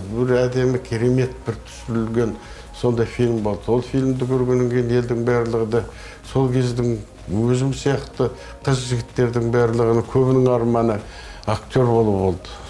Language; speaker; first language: Kazakh; native; Kazakh